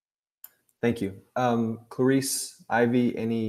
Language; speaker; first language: English; native; English